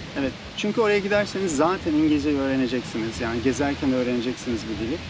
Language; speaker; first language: Turkish; native; Turkish